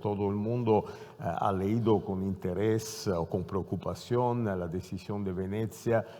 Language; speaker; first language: Spanish; non-native, fluent; Italian